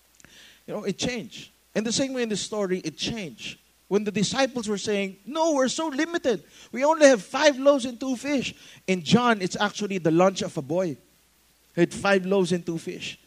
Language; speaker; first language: English; non-native, local second language; Filipino